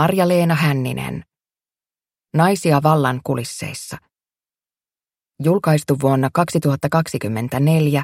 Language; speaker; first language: Finnish; native; Finnish